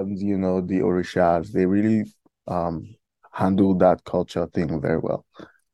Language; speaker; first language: English; non-native, local second language; Yoruba